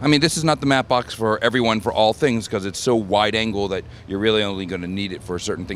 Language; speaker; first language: English; native; English